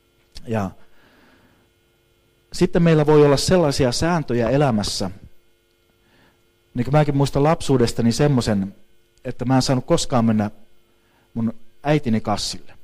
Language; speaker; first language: Finnish; native; Finnish